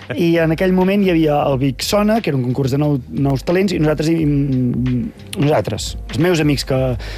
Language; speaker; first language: Catalan; native; Catalan